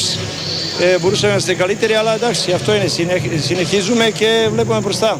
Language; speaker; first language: Greek; non-native, learner; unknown